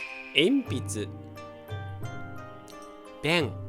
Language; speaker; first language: Japanese; non-native, fluent; Portuguese